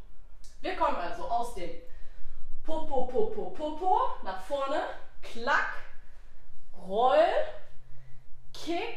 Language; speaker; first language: German; native; German